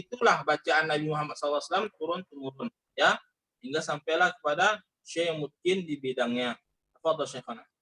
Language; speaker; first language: Indonesian; native; Indonesian